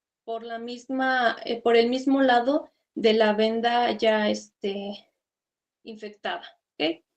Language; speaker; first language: Spanish; native; Spanish